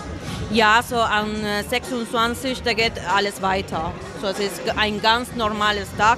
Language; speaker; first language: German; non-native, fluent; Spanish